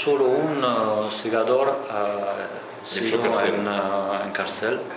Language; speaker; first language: Spanish; non-native, fluent; French